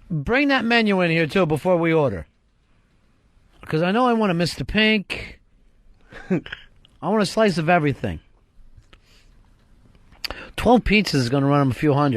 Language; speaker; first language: English; native; English